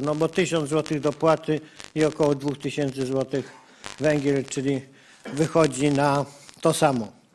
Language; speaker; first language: Polish; native; Polish